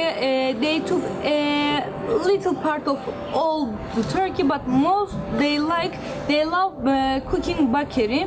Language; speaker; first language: English; non-native, learner; Turkish